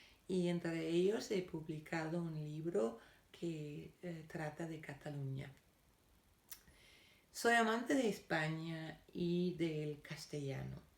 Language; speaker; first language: Spanish; non-native, fluent; Danish